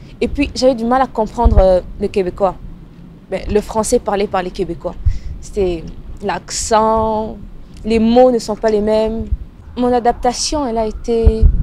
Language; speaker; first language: French; non-native, local second language; Lingala